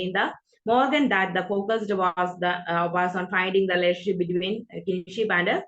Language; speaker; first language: English; non-native, local second language; Malayalam